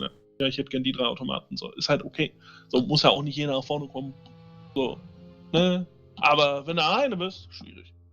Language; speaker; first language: German; native; German